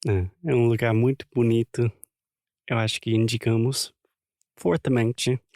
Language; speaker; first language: Portuguese; non-native, fluent; English